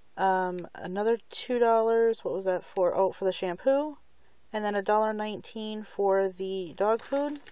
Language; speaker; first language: English; native; English